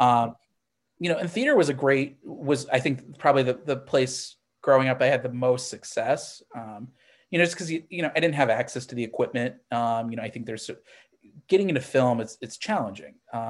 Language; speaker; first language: English; native; English